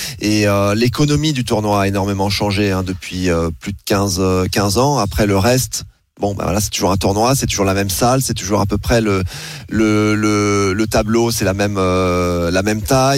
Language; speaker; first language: French; native; French